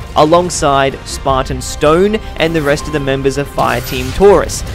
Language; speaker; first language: English; native; English